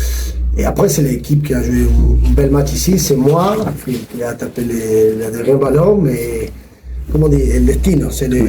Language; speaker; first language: French; non-native, learner; Spanish